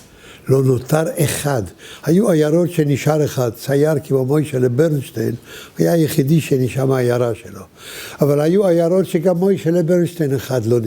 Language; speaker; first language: Hebrew; early bilingual, other home language; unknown